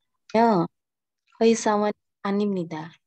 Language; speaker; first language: Korean; non-native, learner; Indonesian